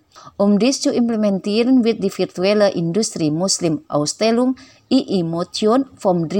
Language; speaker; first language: German; non-native, fluent; Indonesian